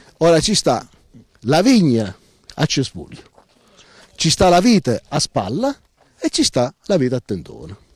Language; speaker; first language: Italian; native; Italian